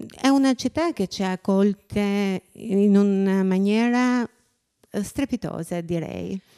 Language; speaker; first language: Italian; non-native, fluent; Albanian